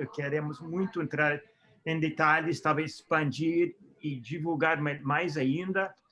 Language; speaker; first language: Portuguese; non-native, fluent; English